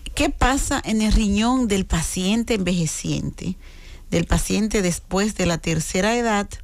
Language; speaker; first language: Spanish; native; Spanish